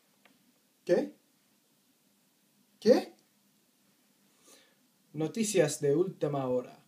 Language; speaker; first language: Spanish; non-native, learner; English